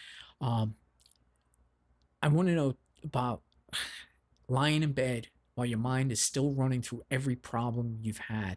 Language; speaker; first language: English; native; English